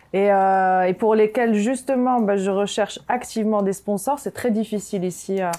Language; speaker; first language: French; non-native, local second language; Arabic